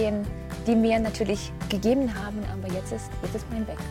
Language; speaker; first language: German; non-native, fluent; Russian